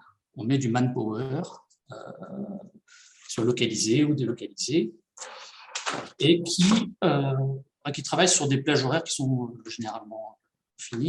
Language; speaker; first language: French; native; French